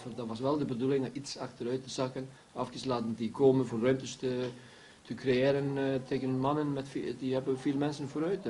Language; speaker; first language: Dutch; non-native, fluent; Icelandic